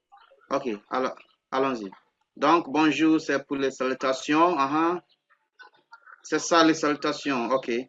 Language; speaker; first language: French; non-native, fluent; Akan